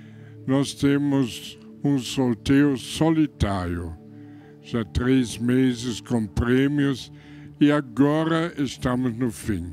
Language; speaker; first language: Portuguese; non-native, fluent; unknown